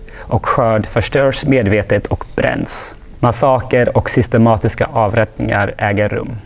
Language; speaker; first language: Swedish; non-native, fluent; Tigrinya